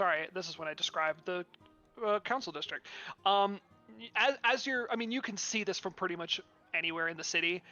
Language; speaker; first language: English; native; English